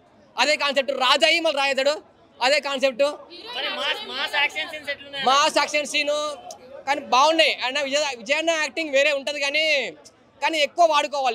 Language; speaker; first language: Telugu; native; Telugu